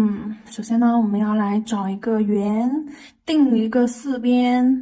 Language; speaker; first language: Chinese; native; Chinese